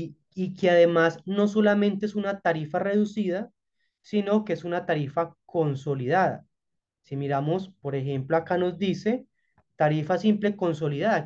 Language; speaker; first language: Spanish; native; Spanish